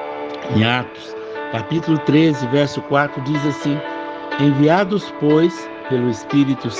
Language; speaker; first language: Portuguese; native; Portuguese